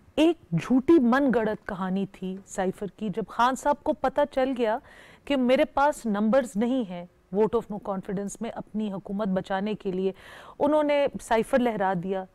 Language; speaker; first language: Hindi; native; Hindi